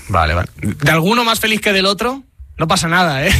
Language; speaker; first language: Spanish; native; Spanish